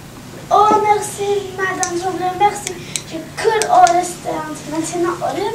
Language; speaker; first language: French; non-native, learner; English